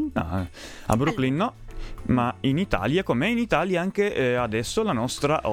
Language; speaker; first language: Italian; native; Italian